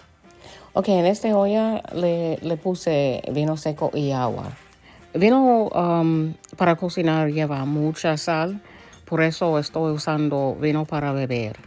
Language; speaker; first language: Spanish; early bilingual, heritage; English